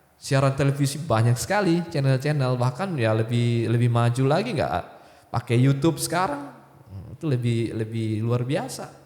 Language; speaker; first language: Indonesian; non-native, local second language; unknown